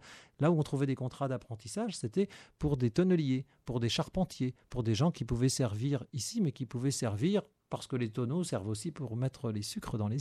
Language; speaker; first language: French; native; French